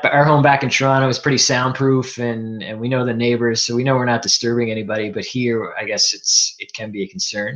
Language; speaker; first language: English; native; English